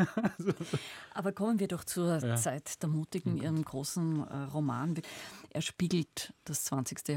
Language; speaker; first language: German; native; German